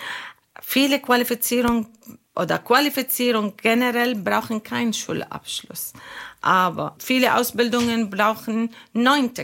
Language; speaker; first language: German; non-native, local second language; Arabic